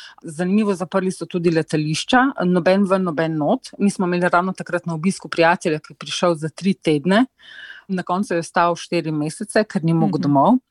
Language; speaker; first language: Slovenian; native; Slovenian